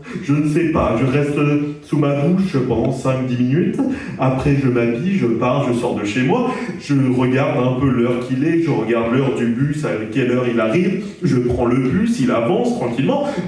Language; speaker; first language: French; native; French